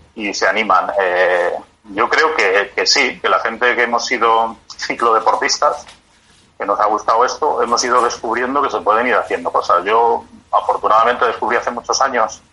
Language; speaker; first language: Spanish; native; Spanish